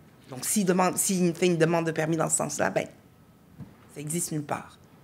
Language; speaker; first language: French; native; French